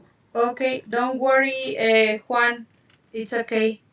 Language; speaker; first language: English; non-native, fluent; Spanish